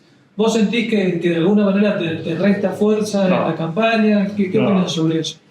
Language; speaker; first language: Spanish; native; Spanish